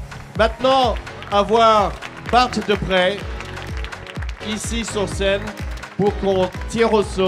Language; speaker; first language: French; native; French